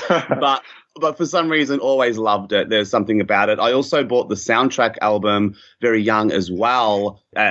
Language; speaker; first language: English; native; English